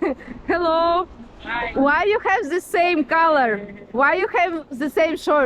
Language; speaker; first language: English; non-native, fluent; Russian